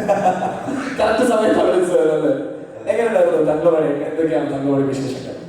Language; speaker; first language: Malayalam; native; Malayalam